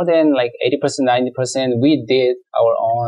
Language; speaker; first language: English; non-native, learner; Korean